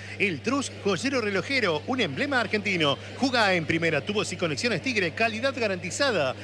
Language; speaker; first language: Spanish; native; Spanish